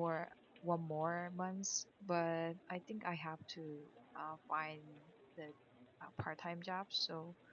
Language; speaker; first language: English; non-native, learner; Korean